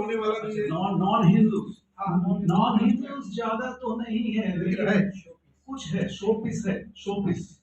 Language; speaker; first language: Hindi; non-native, local second language; Bangla